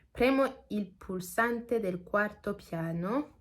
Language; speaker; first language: Italian; non-native, learner; English